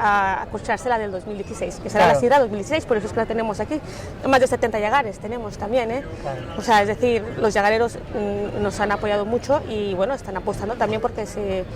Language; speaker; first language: Spanish; native; Spanish